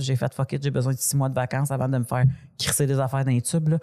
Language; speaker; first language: French; native; French